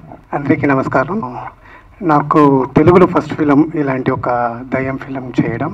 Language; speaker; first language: Telugu; non-native, learner; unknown